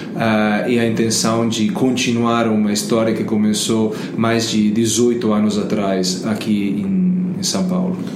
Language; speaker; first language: Portuguese; non-native, fluent; Italian